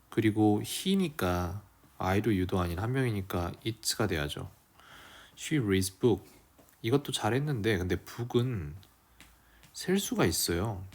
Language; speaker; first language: Korean; native; Korean